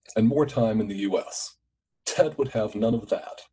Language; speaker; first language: English; native; English